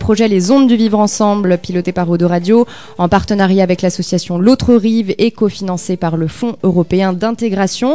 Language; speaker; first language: French; native; French